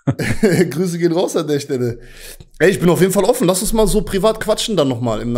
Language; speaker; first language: German; native; German